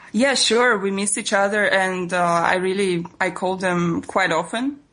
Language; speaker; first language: English; non-native, fluent; Russian